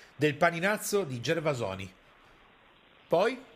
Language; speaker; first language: Italian; native; Italian